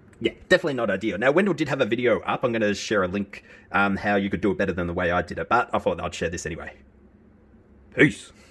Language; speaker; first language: English; native; English